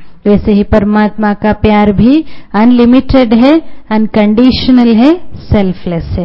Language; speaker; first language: Hindi; native; Hindi